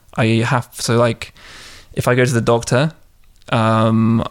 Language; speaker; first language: English; native; English